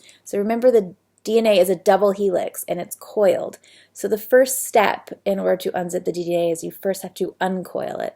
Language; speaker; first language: English; native; English